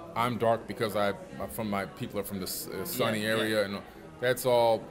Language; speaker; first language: English; native; English